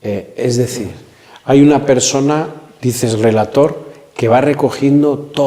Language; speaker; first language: Spanish; native; Spanish